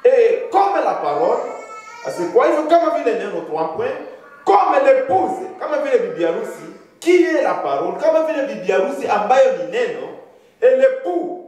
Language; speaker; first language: French; non-native, local second language; Swahili